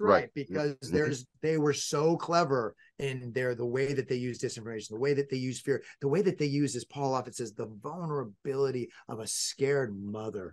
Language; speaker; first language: English; native; English